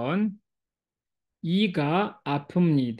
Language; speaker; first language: Korean; non-native, fluent; English